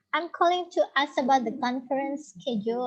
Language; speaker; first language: English; non-native, fluent; Indonesian